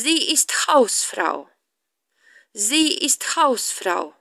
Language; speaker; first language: German; non-native, fluent; Latvian